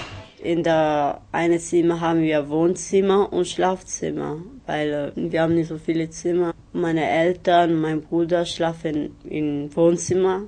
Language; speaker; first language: German; early bilingual, other home language; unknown